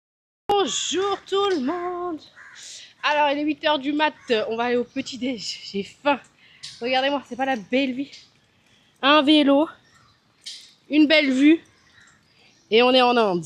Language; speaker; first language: French; native; French